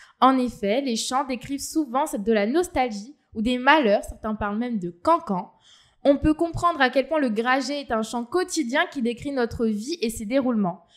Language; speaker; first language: French; native; French